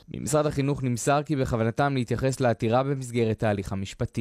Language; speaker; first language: Hebrew; native; Hebrew